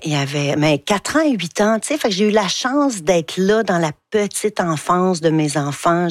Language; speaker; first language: French; native; French